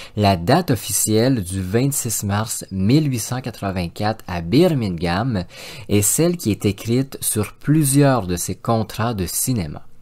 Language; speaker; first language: French; native; French